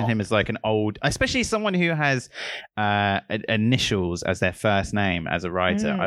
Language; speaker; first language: English; native; English